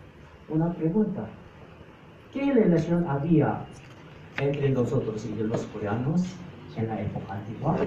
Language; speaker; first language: Spanish; non-native, fluent; Korean